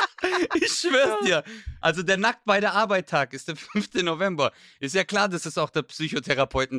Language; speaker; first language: German; native; German